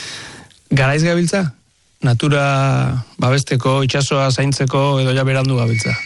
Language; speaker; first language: Basque; native; Basque